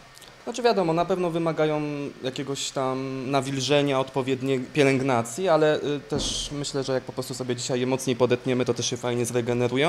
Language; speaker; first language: Polish; native; Polish